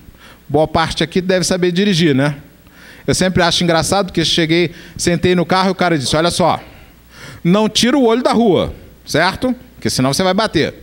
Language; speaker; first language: Portuguese; native; Portuguese